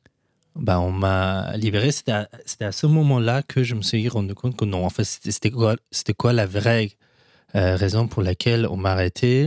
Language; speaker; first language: French; non-native, fluent; Persian